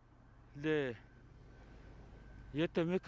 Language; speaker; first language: Swedish; non-native, learner; Arabic